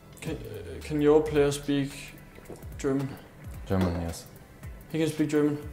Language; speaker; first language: English; non-native, fluent; Danish